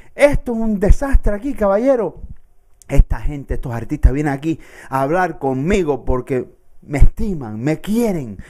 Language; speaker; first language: Spanish; early bilingual, heritage; Spanish